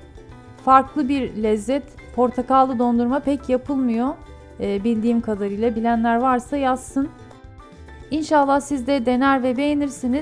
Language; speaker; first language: Turkish; native; Turkish